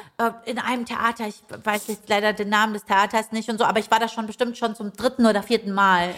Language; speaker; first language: German; early bilingual, other home language; Persian